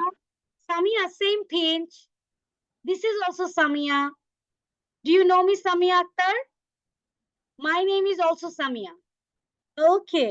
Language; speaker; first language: English; non-native, fluent; Bangla